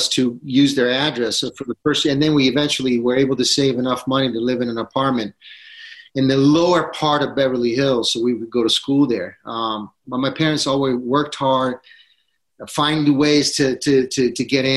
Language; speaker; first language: English; non-native, fluent; Italian